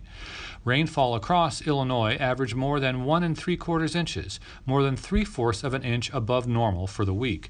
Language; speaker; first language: English; native; English